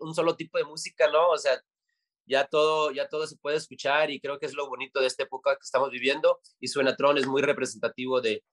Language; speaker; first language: Spanish; early bilingual, heritage; Spanish